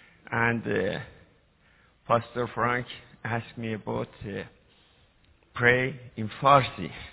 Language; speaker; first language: English; non-native, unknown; Persian